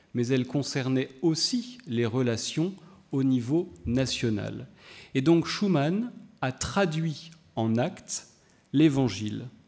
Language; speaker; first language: French; native; French